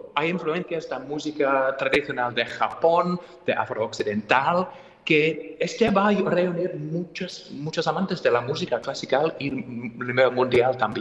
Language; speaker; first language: Spanish; non-native, fluent; English